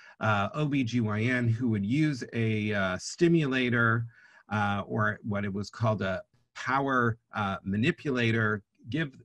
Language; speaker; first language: English; native; English